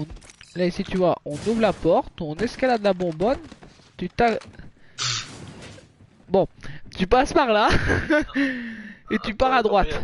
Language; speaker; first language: French; native; French